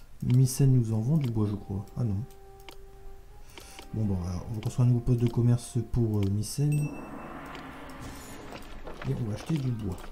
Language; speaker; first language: French; native; French